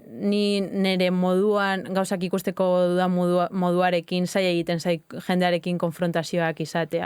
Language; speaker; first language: Basque; native; Basque